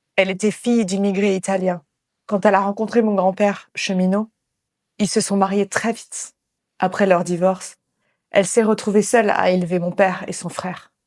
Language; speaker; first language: French; native; French